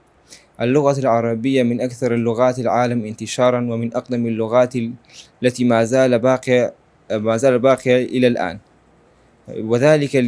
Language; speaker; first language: Arabic; non-native, learner; Central Kurdish